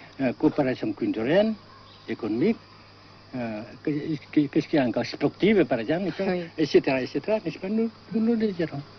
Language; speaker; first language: French; non-native, fluent; Vietnamese